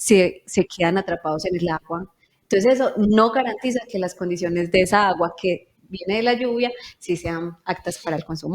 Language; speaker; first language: Spanish; native; Spanish